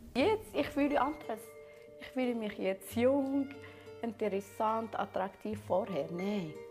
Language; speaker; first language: German; non-native, learner; Arabic